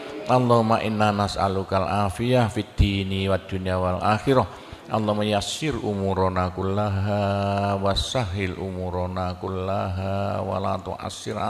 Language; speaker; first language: Indonesian; non-native, local second language; Javanese